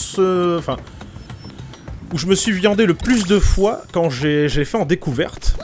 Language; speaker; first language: French; native; French